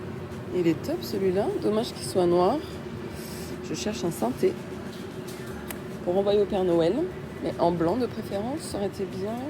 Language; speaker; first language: French; native; French